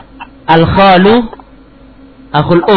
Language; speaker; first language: Arabic; non-native, fluent; Indonesian